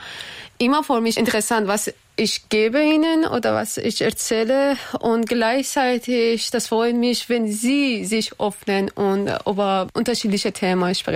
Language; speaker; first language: German; non-native, learner; Persian